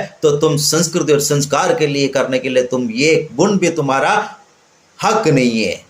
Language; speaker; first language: Hindi; non-native, local second language; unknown